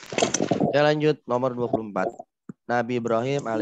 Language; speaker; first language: Indonesian; native; Indonesian